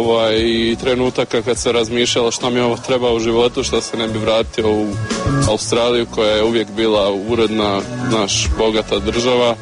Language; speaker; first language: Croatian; early bilingual, heritage; Croatian